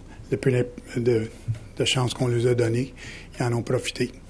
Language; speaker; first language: French; native; French